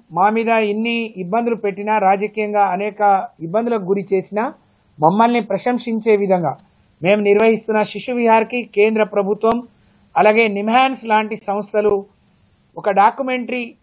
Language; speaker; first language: Telugu; non-native, local second language; Lambadi